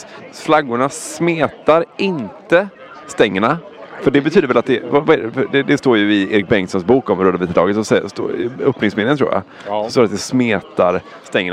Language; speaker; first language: Swedish; native; Swedish